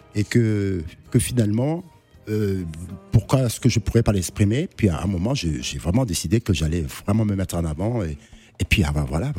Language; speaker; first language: French; non-native, local second language; Duala